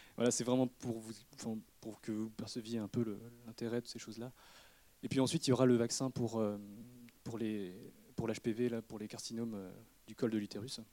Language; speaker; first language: French; native; French